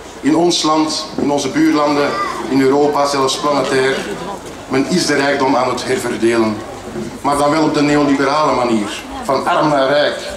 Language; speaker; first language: Dutch; native; Dutch